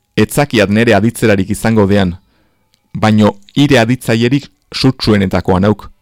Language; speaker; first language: Basque; native; Basque